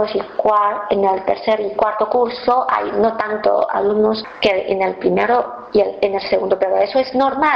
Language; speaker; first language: Spanish; non-native, fluent; Chinese